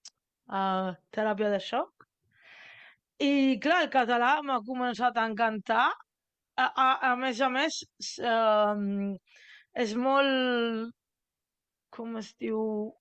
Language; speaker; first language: Catalan; non-native, learner; Italian